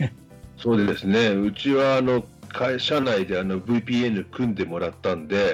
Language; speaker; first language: Japanese; native; Japanese